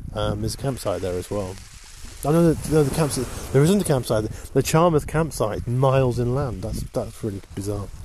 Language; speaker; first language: English; native; English